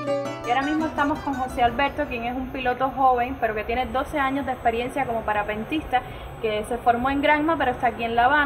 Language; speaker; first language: Spanish; native; Spanish